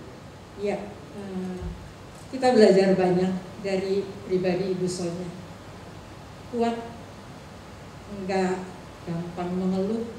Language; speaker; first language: Indonesian; native; Indonesian